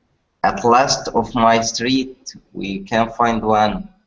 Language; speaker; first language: English; non-native, learner; Arabic